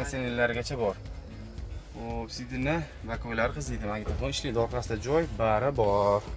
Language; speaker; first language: Turkish; non-native, learner; Uzbek